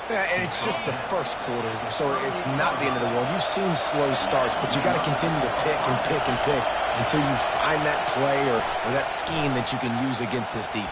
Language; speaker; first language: English; native; English